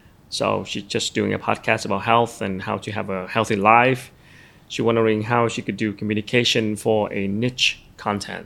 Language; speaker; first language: English; non-native, fluent; Vietnamese